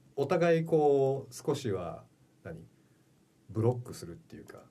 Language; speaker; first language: Japanese; early bilingual, heritage; Japanese